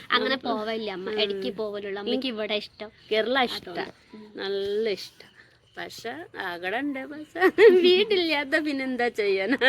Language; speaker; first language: Malayalam; non-native, local second language; Hindi